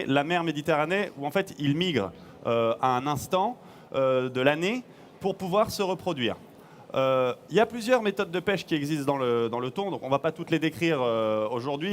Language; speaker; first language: French; native; French